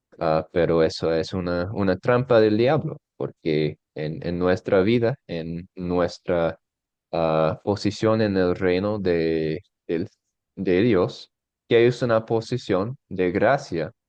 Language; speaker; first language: Spanish; non-native, fluent; English